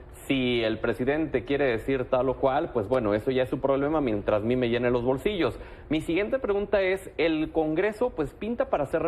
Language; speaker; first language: Spanish; native; Spanish